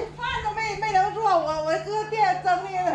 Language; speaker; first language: Chinese; native; Chinese